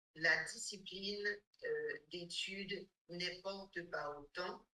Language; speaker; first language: French; non-native, fluent; English